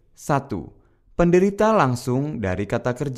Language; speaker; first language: Indonesian; native; Indonesian